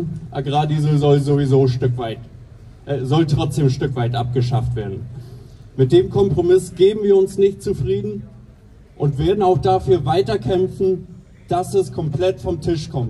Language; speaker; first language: German; native; German